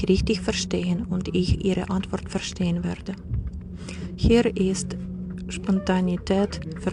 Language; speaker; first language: German; non-native, fluent; Ukrainian